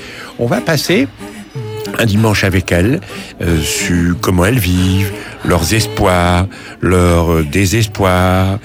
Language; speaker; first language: French; native; French